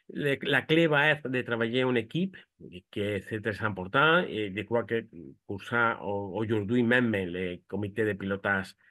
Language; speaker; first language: French; non-native, fluent; Spanish